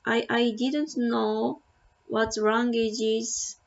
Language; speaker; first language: English; non-native, learner; Japanese